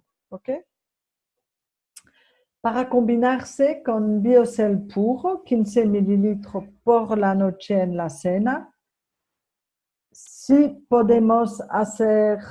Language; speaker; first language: Spanish; non-native, fluent; French